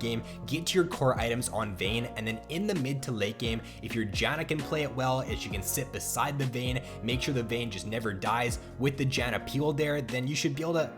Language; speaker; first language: English; native; English